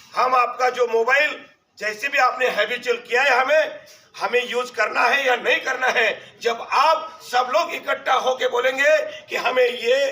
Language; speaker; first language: Hindi; non-native, local second language; Marathi